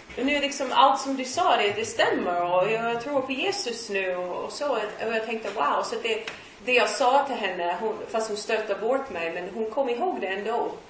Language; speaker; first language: Swedish; non-native, fluent; English